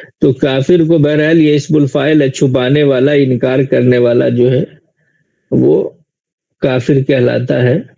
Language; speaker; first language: Urdu; native; Urdu